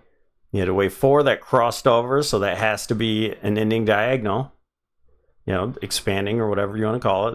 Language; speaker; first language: English; native; English